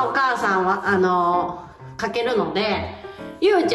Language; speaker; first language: Japanese; native; Japanese